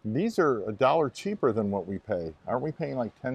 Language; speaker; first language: English; native; English